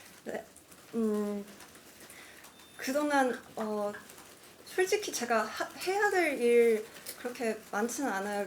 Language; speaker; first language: Korean; non-native, fluent; Cantonese